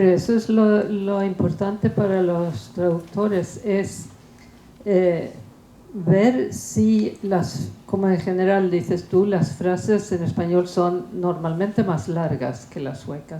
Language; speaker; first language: Spanish; non-native, fluent; Swedish